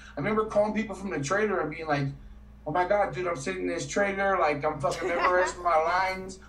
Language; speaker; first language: English; native; English